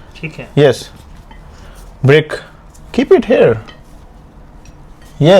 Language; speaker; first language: English; non-native, local second language; Hindi